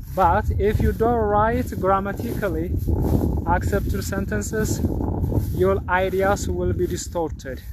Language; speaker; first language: English; non-native, local second language; Amharic